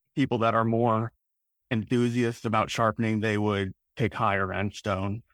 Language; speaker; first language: English; native; English